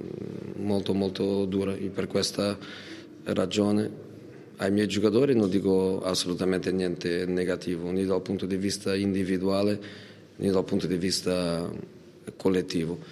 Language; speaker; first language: Italian; non-native, fluent; Portuguese